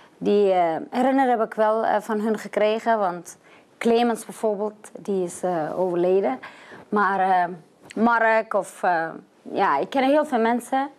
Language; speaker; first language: Dutch; non-native, fluent; Persian